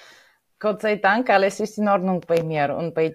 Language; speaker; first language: German; non-native, fluent; Bulgarian